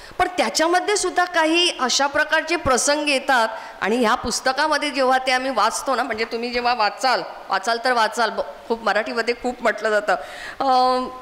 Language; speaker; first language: Marathi; non-native, local second language; Konkani